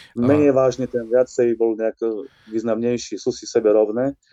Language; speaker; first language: Slovak; native; Slovak